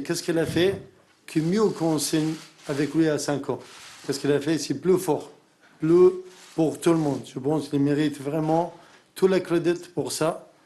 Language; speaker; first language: French; non-native, learner; Arabic